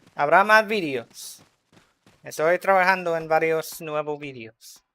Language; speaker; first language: Spanish; non-native, fluent; English